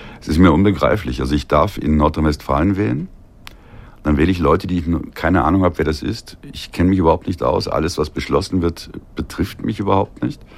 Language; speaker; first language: German; native; German